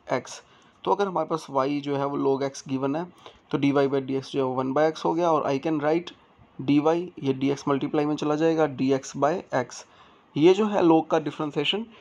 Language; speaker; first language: Hindi; native; Hindi